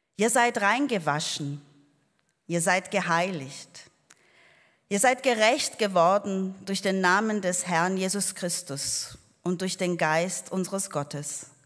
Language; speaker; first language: German; non-native, fluent; Portuguese